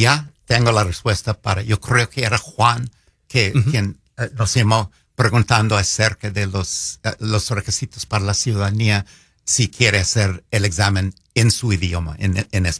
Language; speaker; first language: Spanish; non-native, fluent; English